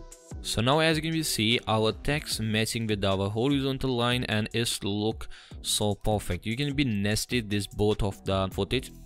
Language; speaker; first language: English; non-native, fluent; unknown